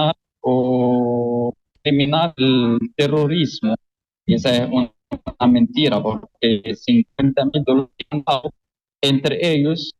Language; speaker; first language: Spanish; non-native, fluent; Arabic